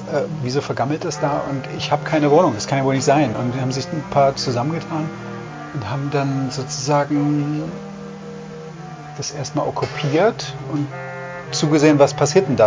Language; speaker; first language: German; native; German